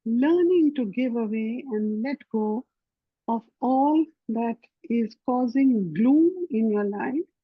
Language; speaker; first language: English; non-native, local second language; Hindi